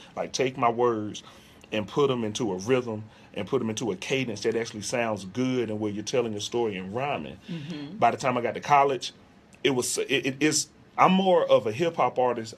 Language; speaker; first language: English; native; English